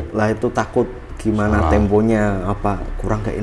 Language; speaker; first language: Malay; non-native, local second language; Javanese